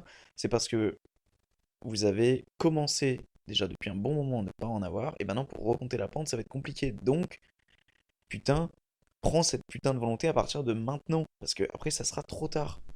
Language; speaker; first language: French; native; French